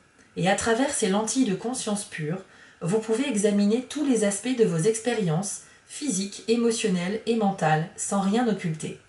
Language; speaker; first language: French; native; French